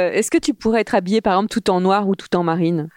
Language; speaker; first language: French; native; French